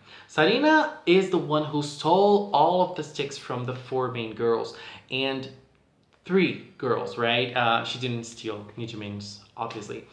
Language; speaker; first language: English; non-native, fluent; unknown